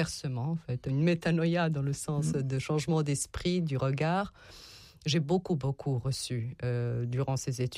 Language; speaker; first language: French; non-native, fluent; Serbian